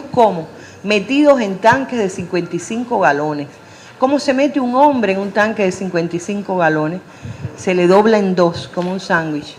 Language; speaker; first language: Spanish; native; Spanish